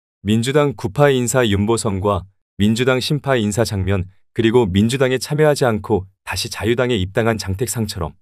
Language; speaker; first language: Korean; native; Korean